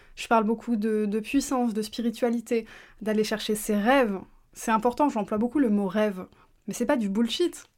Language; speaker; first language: French; native; French